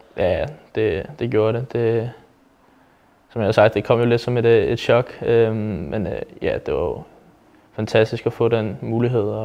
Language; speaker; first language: Danish; native; Danish